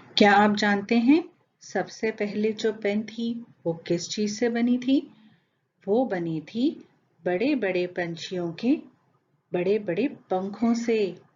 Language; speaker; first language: Urdu; native; Urdu